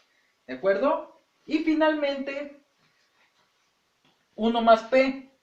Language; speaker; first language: Spanish; native; Spanish